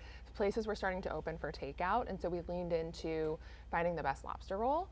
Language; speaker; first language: English; native; English